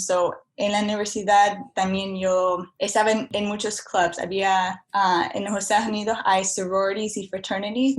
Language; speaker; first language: Spanish; early bilingual, heritage; Spanish